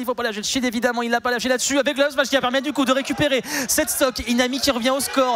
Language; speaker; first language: French; native; French